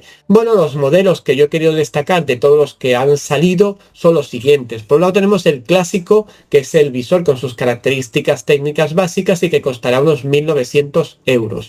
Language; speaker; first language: Spanish; native; Spanish